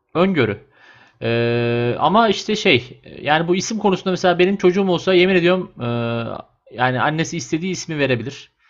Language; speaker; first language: Turkish; native; Turkish